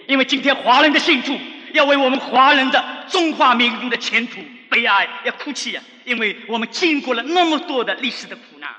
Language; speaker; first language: Chinese; native; Chinese